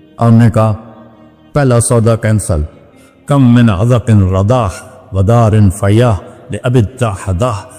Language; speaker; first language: Urdu; non-native, local second language; Punjabi